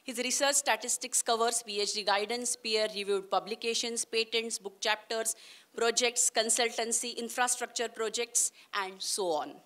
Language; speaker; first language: English; non-native, local second language; Marathi